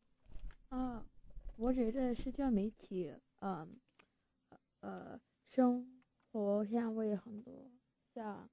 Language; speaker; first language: Chinese; early bilingual, heritage; Chinese